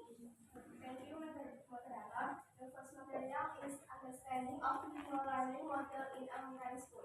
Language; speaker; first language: English; non-native, learner; Indonesian